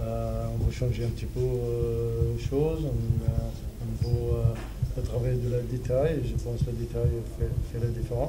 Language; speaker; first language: French; non-native, learner; Arabic